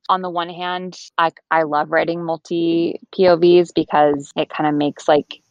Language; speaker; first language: English; native; English